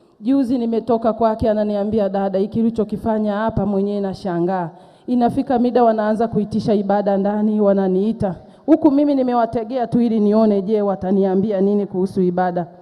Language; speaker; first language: Swahili; native; Swahili